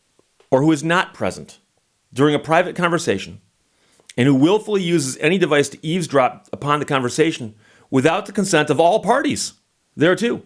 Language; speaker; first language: English; native; English